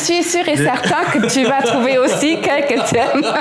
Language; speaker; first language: French; non-native, local second language; Luxembourgish